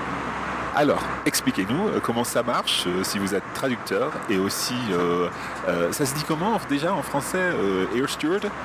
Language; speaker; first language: French; non-native, fluent; English